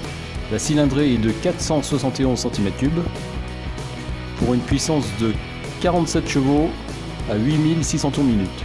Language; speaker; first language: French; native; French